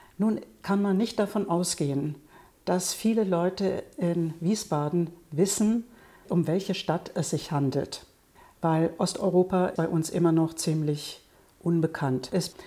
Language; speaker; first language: German; native; German